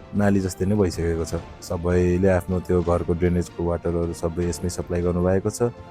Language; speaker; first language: Nepali; native; Nepali